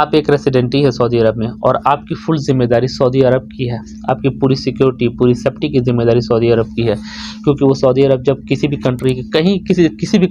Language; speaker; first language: Hindi; native; Hindi